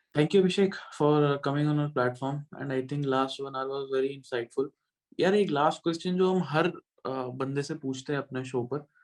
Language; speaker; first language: Hindi; non-native, local second language; Punjabi